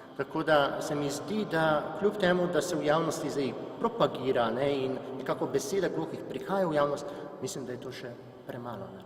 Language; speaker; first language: Slovenian; non-native, fluent; Czech